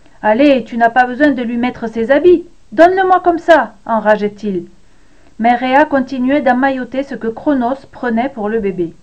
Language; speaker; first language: French; native; French